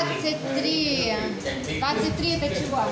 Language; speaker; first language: Russian; non-native, learner; Vietnamese